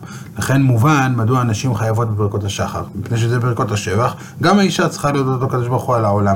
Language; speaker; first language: Hebrew; native; Hebrew